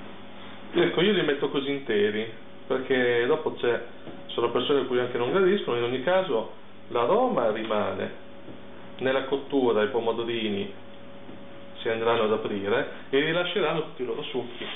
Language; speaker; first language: Italian; native; Italian